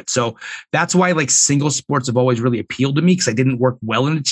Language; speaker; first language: English; native; English